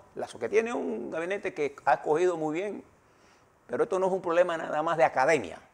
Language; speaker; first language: Spanish; native; Spanish